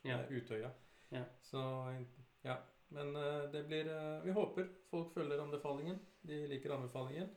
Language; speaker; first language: Norwegian; early bilingual, other home language; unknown